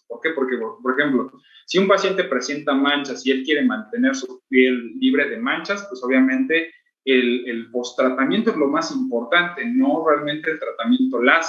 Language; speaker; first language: Spanish; native; Spanish